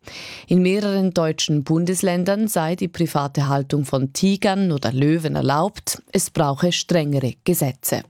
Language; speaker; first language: German; native; German